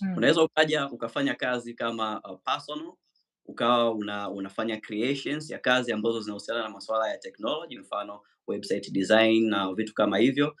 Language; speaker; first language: Swahili; native; Swahili